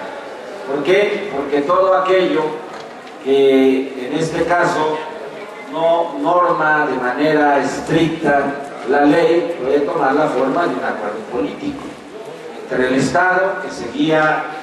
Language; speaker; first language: Spanish; native; Spanish